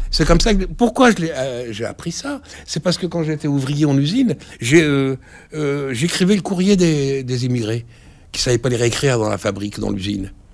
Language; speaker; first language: French; early bilingual, other home language; Arabic